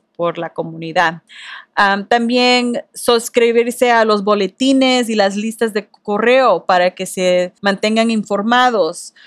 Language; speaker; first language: Spanish; early bilingual, heritage; Spanish